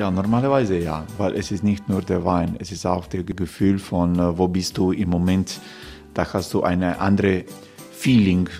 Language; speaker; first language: German; non-native, learner; Croatian